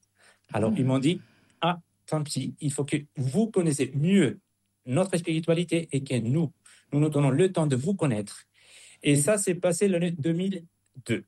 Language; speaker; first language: French; non-native, fluent; Spanish